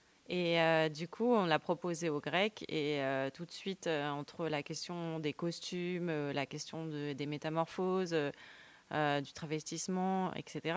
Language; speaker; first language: French; native; French